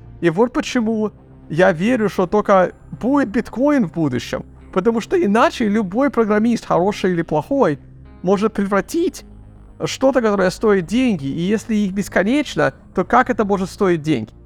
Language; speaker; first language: Russian; early bilingual, heritage; Russian